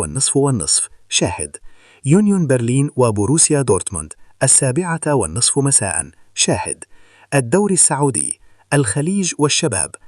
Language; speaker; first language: Arabic; native; Arabic